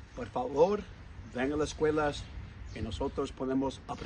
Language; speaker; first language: Spanish; non-native, learner; English